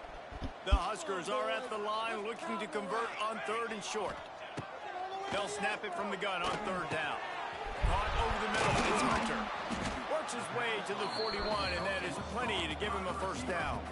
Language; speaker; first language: English; native; English